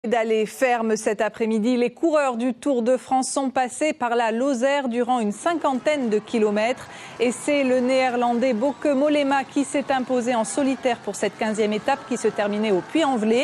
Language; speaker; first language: French; native; French